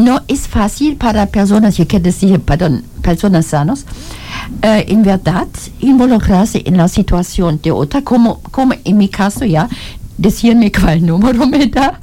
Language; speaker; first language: Spanish; non-native, learner; German